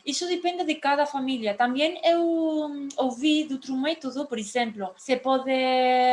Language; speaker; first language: Portuguese; non-native, fluent; Spanish